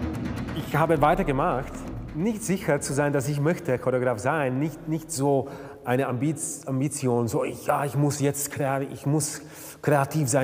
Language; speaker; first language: German; non-native, fluent; Slovak